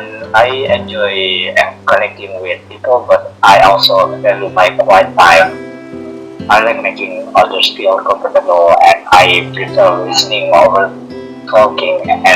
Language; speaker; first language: English; non-native, learner; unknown